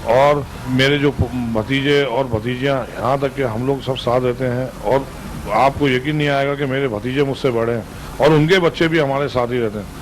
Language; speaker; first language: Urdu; native; Urdu